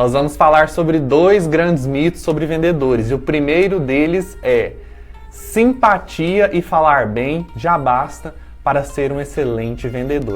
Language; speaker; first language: Portuguese; native; Portuguese